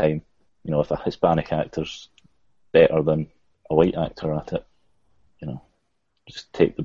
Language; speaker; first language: English; native; English